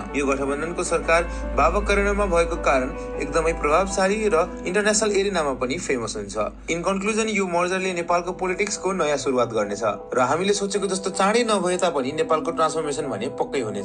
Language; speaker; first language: Nepali; native; Nepali